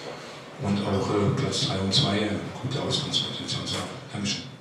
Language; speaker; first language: German; native; German